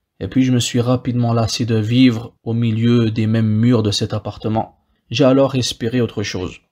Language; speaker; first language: French; non-native, local second language; Wolof